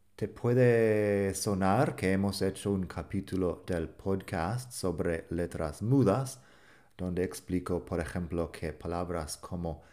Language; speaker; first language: Spanish; non-native, fluent; English